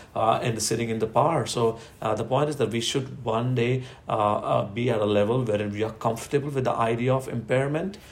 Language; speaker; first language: English; non-native, local second language; Gujarati